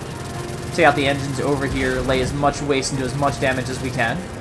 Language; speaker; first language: English; native; English